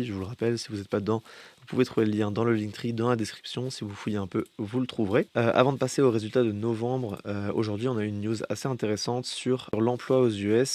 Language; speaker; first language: French; native; French